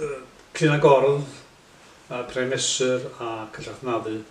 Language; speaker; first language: Welsh; native; Welsh